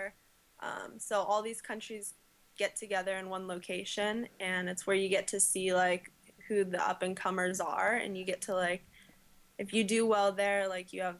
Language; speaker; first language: English; native; English